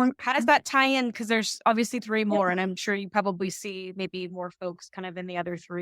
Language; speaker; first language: English; native; English